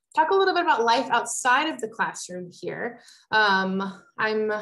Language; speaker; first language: English; native; English